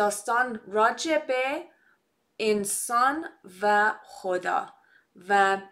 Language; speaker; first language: Persian; non-native, fluent; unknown